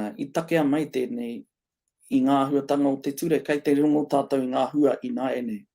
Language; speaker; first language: Māori; non-native, local second language; English